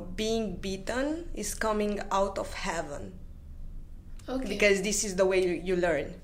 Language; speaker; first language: English; non-native, fluent; Romanian